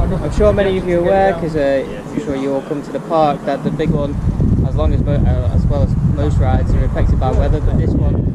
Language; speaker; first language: English; native; English